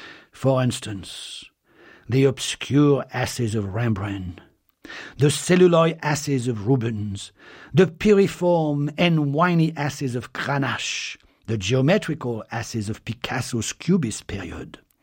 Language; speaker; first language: English; non-native, fluent; French